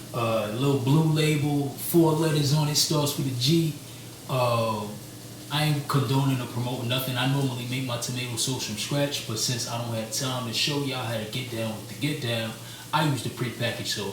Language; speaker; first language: English; native; English